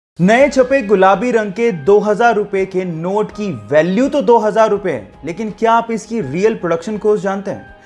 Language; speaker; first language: Hindi; native; Hindi